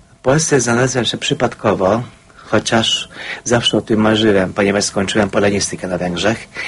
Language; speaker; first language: Polish; non-native, fluent; Hungarian